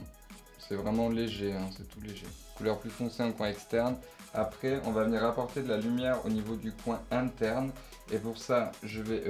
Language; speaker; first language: French; native; French